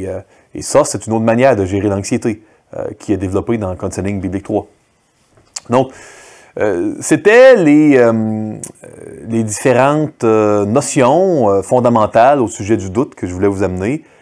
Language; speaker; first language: French; native; French